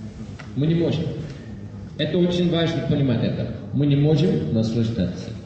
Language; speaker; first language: Russian; non-native, fluent; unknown